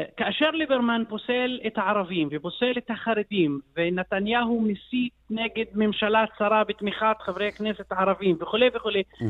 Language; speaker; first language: Hebrew; non-native, local second language; Arabic